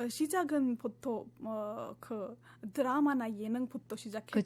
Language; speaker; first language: Korean; non-native, fluent; Marathi